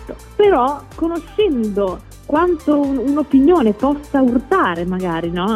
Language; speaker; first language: Italian; native; Italian